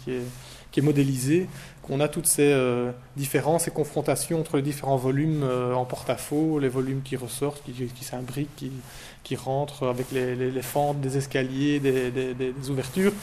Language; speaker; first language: French; native; French